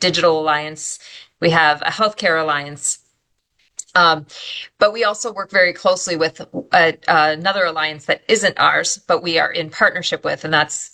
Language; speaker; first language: English; native; English